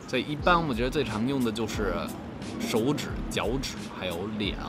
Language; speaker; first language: Chinese; non-native, fluent; English